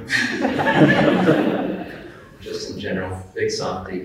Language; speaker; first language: English; native; English